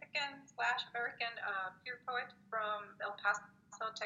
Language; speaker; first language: English; non-native, fluent; Spanish